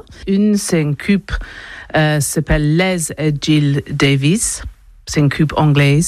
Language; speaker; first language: French; non-native, learner; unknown